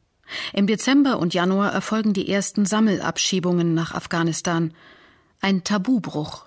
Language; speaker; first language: German; native; German